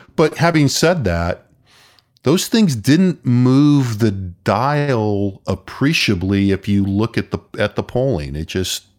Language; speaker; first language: English; native; English